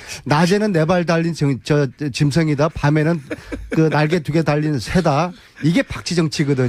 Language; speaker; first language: Korean; native; Korean